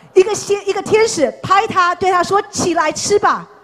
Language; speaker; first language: Chinese; non-native, fluent; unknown